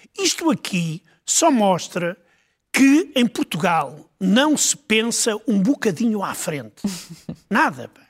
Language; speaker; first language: Portuguese; native; Portuguese